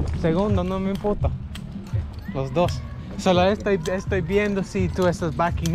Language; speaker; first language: Spanish; non-native, learner; English